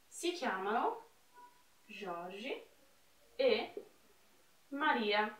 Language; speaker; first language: Italian; non-native, fluent; Portuguese